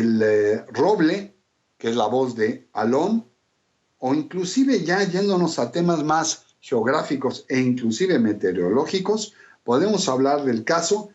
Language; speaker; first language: Spanish; native; Spanish